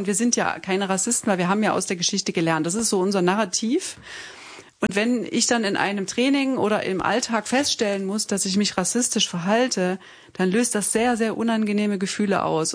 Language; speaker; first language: German; native; German